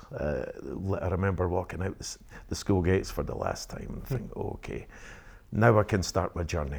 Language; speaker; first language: English; native; English